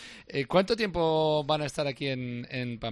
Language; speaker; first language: Spanish; native; Spanish